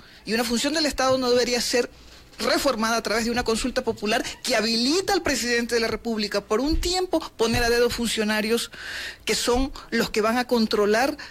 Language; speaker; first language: Spanish; native; Spanish